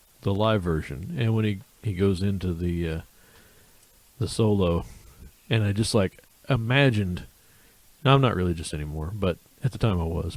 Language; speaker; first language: English; native; English